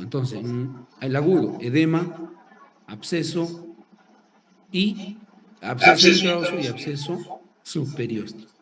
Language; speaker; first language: Spanish; native; Spanish